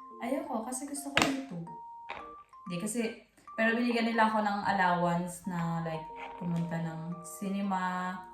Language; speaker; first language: Filipino; non-native, local second language; Hiligaynon